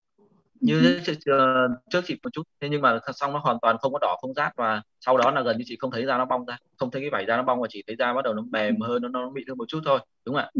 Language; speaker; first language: Vietnamese; native; Vietnamese